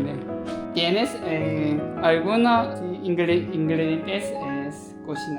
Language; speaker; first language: Spanish; non-native, learner; Korean